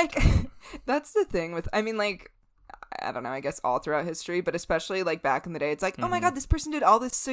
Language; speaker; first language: English; native; English